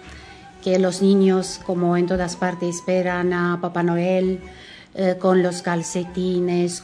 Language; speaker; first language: Spanish; non-native, fluent; Romanian